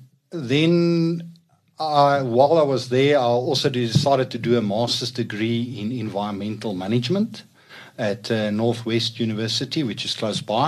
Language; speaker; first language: English; non-native, local second language; Afrikaans